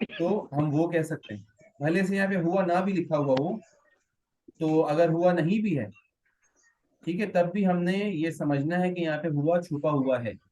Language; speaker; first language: Urdu; native; Urdu